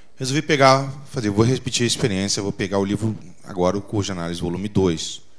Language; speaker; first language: Portuguese; native; Portuguese